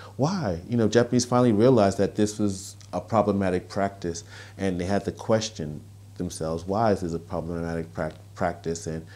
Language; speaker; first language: English; native; English